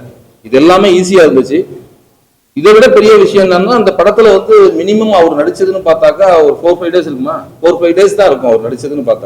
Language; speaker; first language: Tamil; native; Tamil